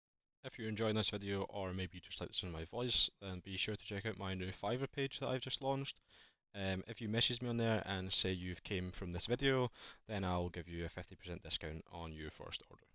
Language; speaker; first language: English; native; English